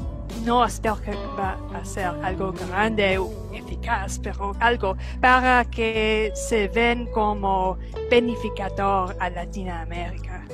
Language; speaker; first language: Spanish; non-native, fluent; English